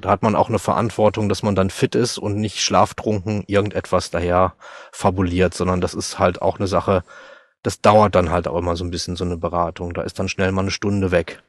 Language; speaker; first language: German; native; German